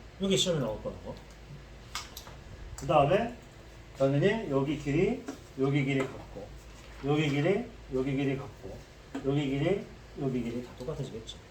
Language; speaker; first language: Korean; native; Korean